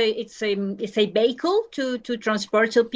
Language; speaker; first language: English; non-native, learner; Spanish